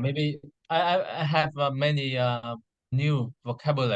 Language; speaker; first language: English; non-native, learner; Vietnamese